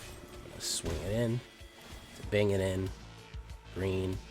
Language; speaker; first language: English; native; English